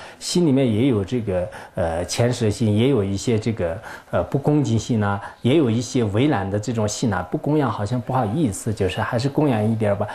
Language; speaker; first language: Chinese; non-native, local second language; Tibetan